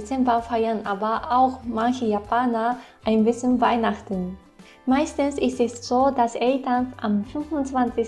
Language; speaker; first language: German; non-native, fluent; Japanese